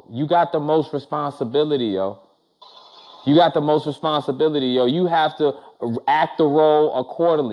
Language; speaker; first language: English; non-native, local second language; Shona